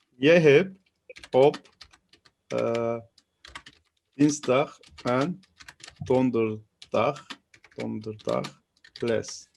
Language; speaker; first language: Dutch; non-native, learner; Turkish